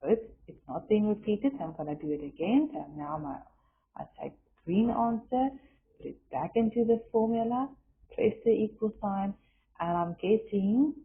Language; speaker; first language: English; non-native, local second language; Afrikaans